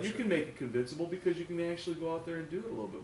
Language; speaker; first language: English; native; English